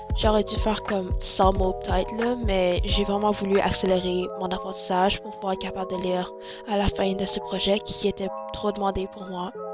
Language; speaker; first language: French; early bilingual, other home language; Chinese